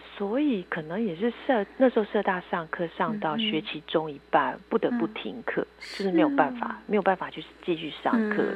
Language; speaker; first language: Chinese; native; Chinese